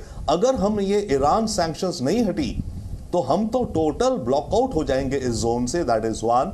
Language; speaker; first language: Hindi; native; Hindi